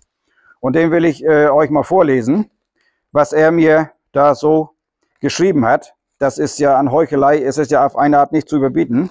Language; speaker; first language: German; native; German